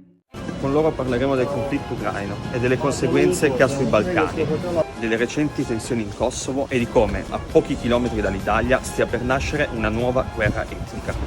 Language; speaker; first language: Italian; native; Italian